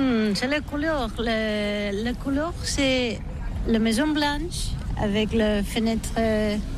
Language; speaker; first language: French; non-native, learner; Catalan